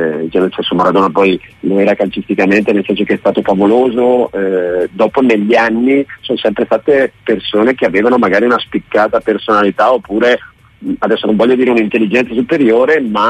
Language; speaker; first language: Italian; native; Italian